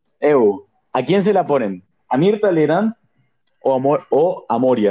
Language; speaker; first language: Spanish; native; Spanish